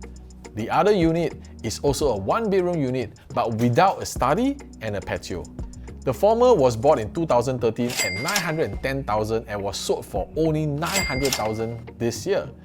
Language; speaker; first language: English; native; English